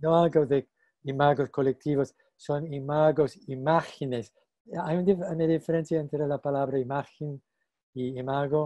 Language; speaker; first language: Spanish; non-native, fluent; English